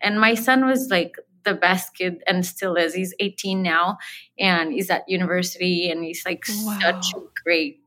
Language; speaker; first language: English; non-native, fluent; French